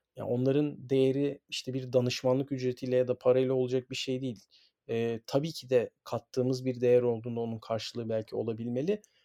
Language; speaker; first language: Turkish; native; Turkish